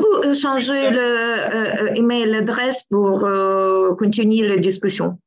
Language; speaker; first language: French; non-native, learner; Ukrainian